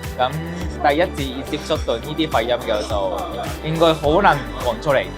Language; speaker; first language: Cantonese; non-native, fluent; Japanese